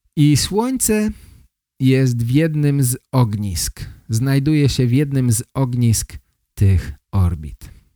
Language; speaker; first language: Polish; native; Polish